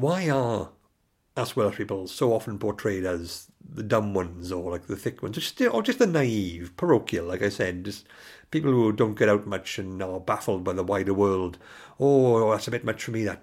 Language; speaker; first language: English; native; English